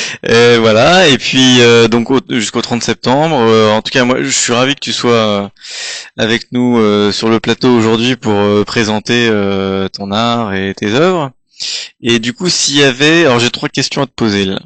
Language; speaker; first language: French; native; French